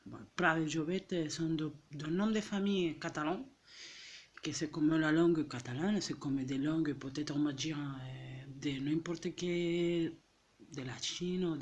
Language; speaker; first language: French; non-native, fluent; Catalan